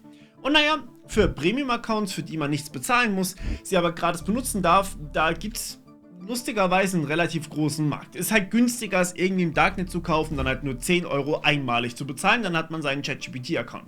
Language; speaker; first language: German; native; German